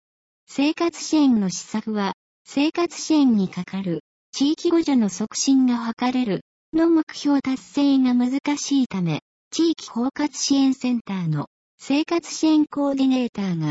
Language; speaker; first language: Japanese; native; Japanese